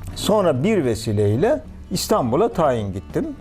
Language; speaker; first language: Turkish; native; Turkish